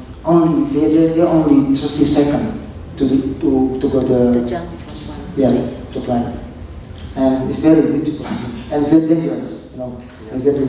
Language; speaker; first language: English; non-native, local second language; Indonesian